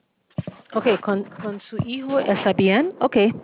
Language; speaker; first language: Spanish; non-native, learner; English